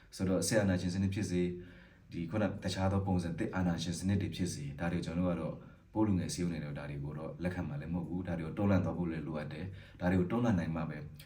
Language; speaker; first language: Burmese; non-native, local second language; Pa'o Karen